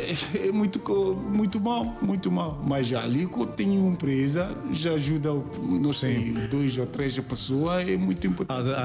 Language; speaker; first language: Portuguese; non-native, learner; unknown